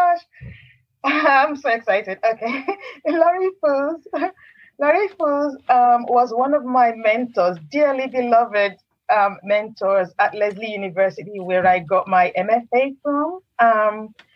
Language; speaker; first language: English; non-native, local second language; Yoruba